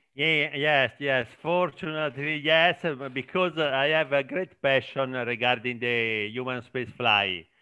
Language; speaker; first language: English; non-native, learner; Italian